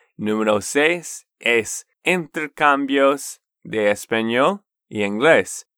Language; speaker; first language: Spanish; non-native, fluent; English